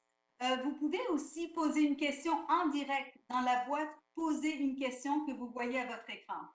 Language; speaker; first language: French; native; French